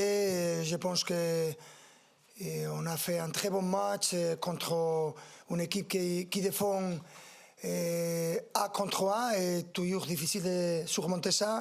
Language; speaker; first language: French; non-native, fluent; Spanish